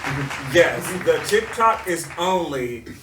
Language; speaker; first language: English; native; English